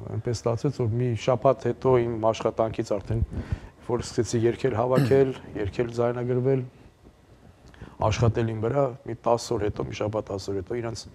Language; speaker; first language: Armenian; native; Armenian